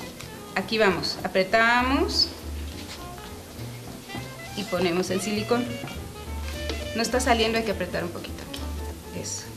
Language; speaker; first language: Spanish; native; Spanish